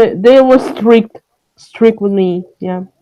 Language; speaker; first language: English; non-native, learner; French